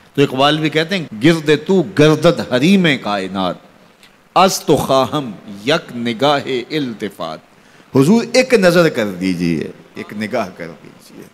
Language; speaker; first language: Urdu; non-native, local second language; Punjabi